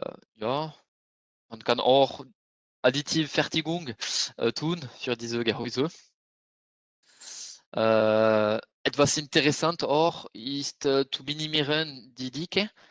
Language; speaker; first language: German; non-native, fluent; French